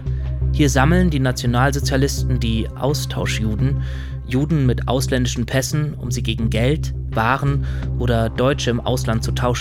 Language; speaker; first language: German; native; German